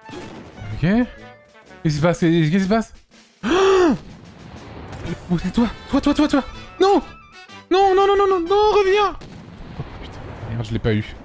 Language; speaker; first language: French; native; French